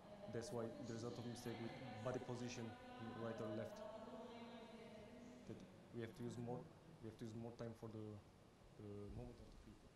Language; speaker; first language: English; non-native, fluent; Turkish